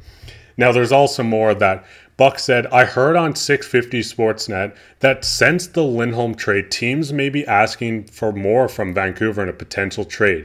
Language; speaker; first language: English; native; English